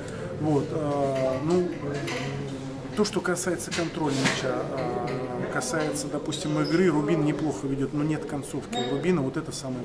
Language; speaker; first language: Russian; native; Russian